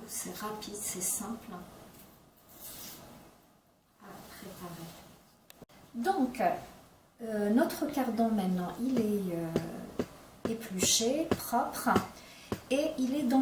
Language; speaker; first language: French; non-native, local second language; Arabic